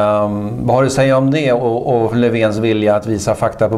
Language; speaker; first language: Swedish; native; Swedish